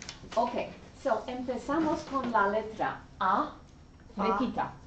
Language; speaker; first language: Spanish; non-native, learner; English